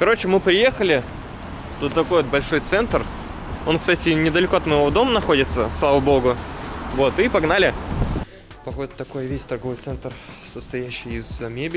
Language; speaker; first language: Russian; native; Russian